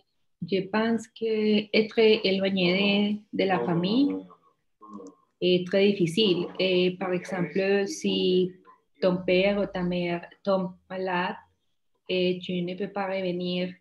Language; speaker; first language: French; non-native, learner; Spanish